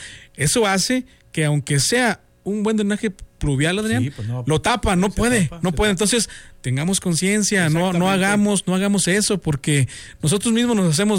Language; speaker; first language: Spanish; native; Spanish